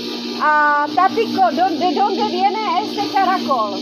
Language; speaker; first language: Spanish; non-native, learner; Czech